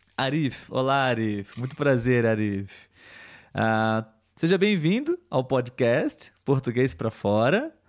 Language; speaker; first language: Portuguese; native; Portuguese